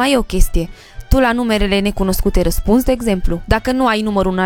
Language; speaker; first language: Romanian; native; Romanian